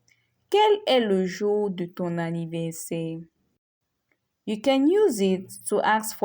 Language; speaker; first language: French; non-native, fluent; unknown